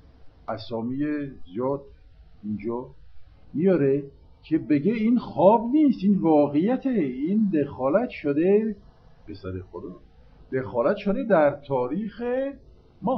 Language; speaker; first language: Persian; non-native, fluent; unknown